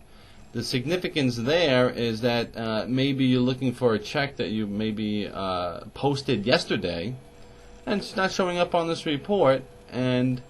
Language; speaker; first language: English; native; English